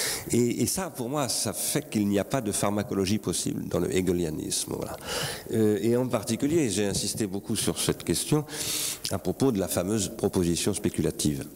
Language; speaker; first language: French; native; French